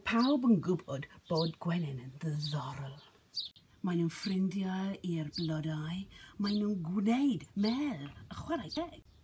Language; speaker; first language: Welsh; non-native, learner; English